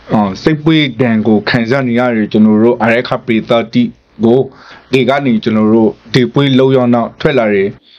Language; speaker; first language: Burmese; native; Burmese